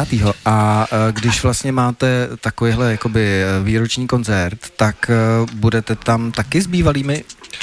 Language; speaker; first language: Czech; native; Czech